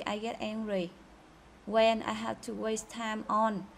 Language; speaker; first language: English; non-native, fluent; Vietnamese